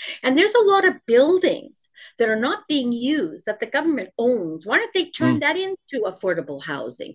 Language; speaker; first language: English; native; English